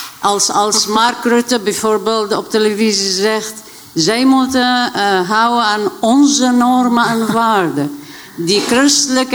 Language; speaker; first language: Dutch; non-native, fluent; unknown